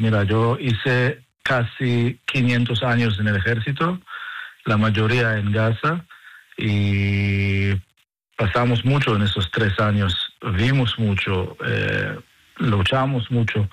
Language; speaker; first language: Spanish; non-native, fluent; Hebrew